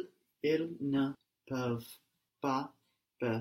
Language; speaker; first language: French; non-native, learner; English